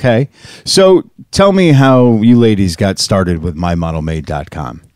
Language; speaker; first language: English; native; English